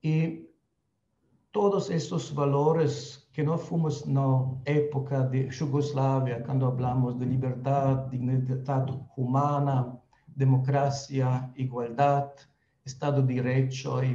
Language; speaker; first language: Spanish; non-native, fluent; Slovenian